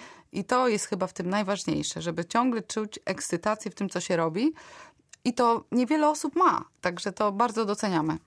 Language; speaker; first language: Polish; native; Polish